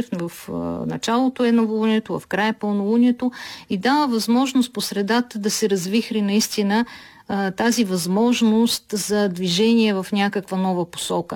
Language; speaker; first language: Bulgarian; native; Bulgarian